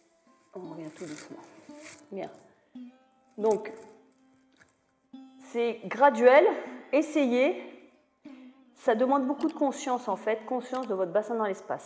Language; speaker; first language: French; native; French